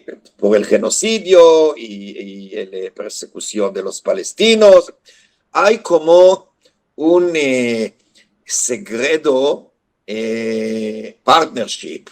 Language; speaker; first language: Spanish; non-native, fluent; Hebrew